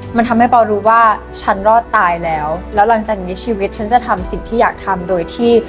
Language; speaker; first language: Thai; native; Thai